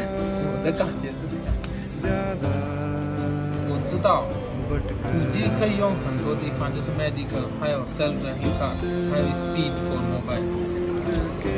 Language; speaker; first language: Chinese; non-native, learner; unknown